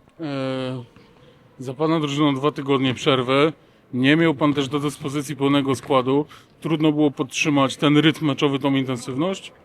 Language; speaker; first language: Polish; native; Polish